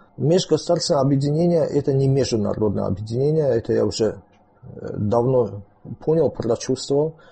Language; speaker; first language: Russian; non-native, local second language; Azerbaijani